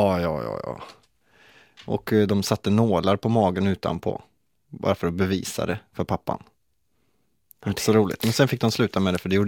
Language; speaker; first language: Swedish; native; Swedish